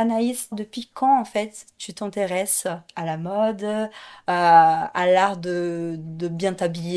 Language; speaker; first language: French; non-native, fluent; Portuguese